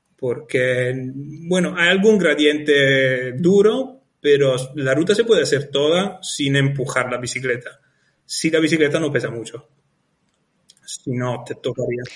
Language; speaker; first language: Spanish; non-native, fluent; Italian